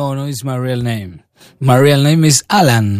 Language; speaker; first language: English; non-native, learner; Spanish